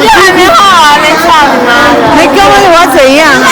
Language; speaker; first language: Chinese; non-native, learner; Filipino